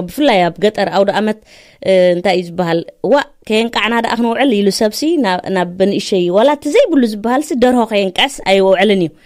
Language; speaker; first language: Tigrinya; native; Tigrinya